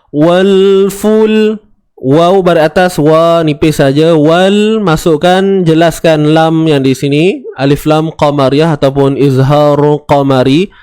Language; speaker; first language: Malay; native; Malay